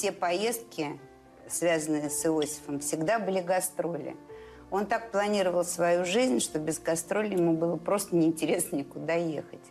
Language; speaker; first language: Russian; native; Russian